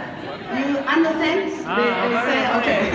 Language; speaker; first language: English; non-native, learner; Japanese